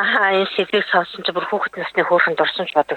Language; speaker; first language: Mongolian; native; Mongolian